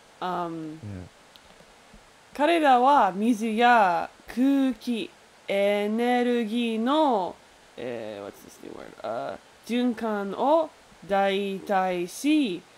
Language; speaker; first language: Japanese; non-native, learner; English